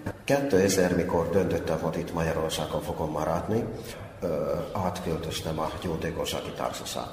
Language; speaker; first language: Hungarian; non-native, fluent; Finnish